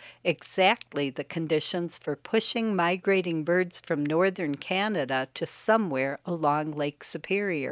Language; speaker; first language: English; native; English